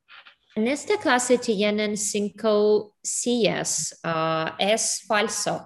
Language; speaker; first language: Spanish; non-native, learner; English